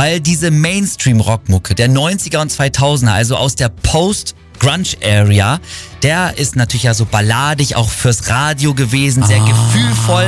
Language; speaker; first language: German; native; German